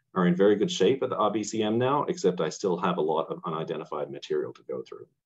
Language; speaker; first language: English; native; English